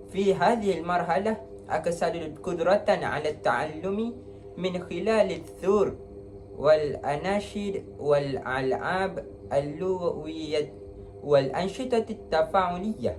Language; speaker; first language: Arabic; non-native, learner; Malay